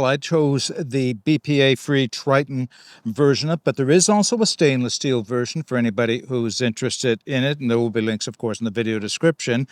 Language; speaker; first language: English; native; English